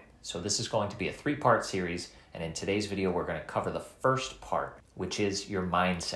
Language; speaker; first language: English; native; English